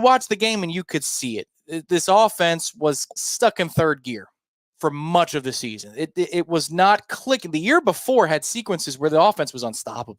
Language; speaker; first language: English; native; English